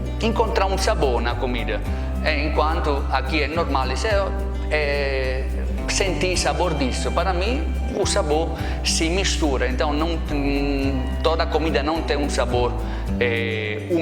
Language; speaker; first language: Portuguese; non-native, fluent; Italian